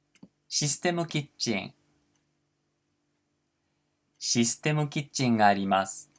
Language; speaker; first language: Japanese; non-native, fluent; Portuguese